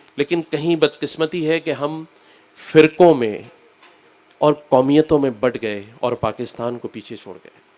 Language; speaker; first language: Urdu; native; Urdu